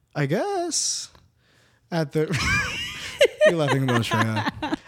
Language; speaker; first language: English; native; English